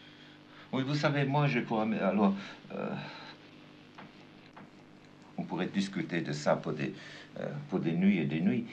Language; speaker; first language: French; non-native, fluent; German